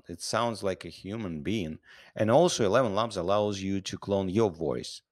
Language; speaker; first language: English; non-native, fluent; Russian